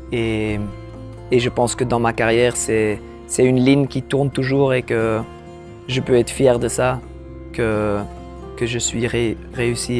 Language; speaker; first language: French; non-native, local second language; Dutch